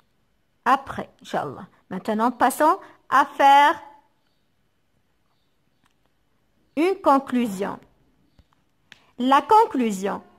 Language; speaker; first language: French; non-native, local second language; Arabic